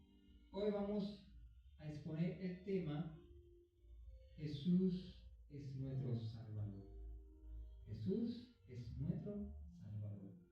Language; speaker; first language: Spanish; native; Spanish